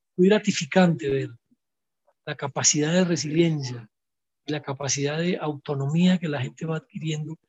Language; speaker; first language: Spanish; native; Spanish